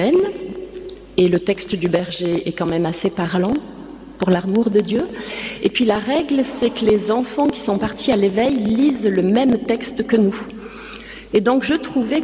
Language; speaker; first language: French; native; French